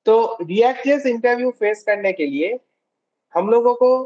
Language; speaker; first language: Hindi; non-native, local second language; Bangla